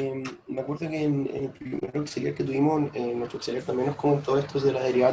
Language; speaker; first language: Spanish; native; Spanish